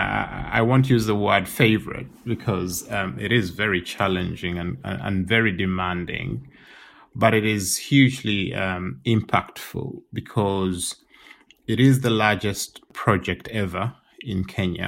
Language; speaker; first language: English; non-native, local second language; Ganda